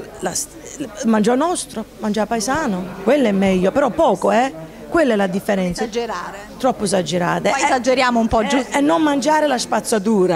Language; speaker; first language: Italian; early bilingual, heritage; Italian